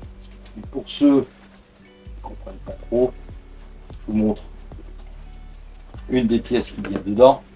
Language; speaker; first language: French; native; French